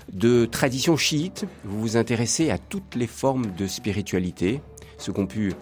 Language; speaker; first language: French; native; French